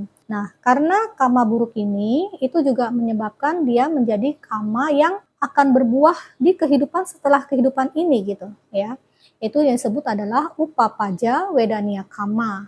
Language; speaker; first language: Indonesian; native; Indonesian